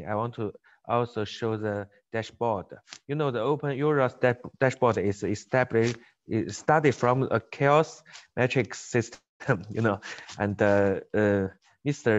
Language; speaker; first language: English; non-native, learner; Chinese